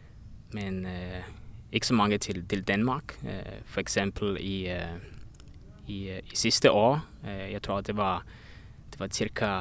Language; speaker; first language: Danish; non-native, learner; Estonian